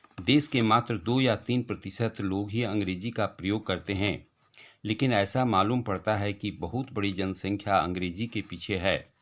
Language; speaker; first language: Hindi; native; Hindi